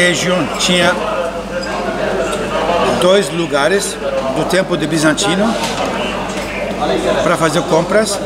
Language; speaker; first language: Portuguese; non-native, learner; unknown